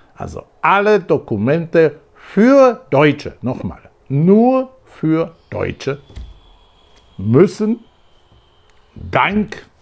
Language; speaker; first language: German; non-native, fluent; Polish